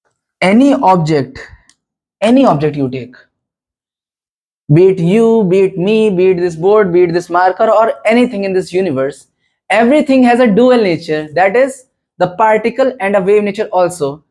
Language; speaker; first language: English; non-native, local second language; Hindi